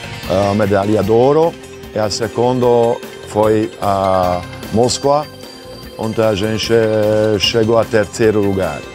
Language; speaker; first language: Portuguese; non-native, learner; Hungarian